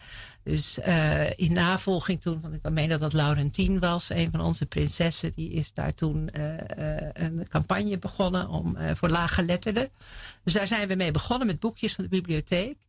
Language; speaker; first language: Dutch; native; Dutch